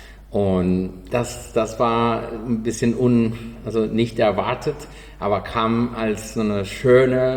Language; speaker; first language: German; non-native, learner; Spanish